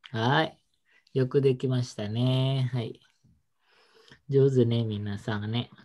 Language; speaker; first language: Japanese; non-native, fluent; Indonesian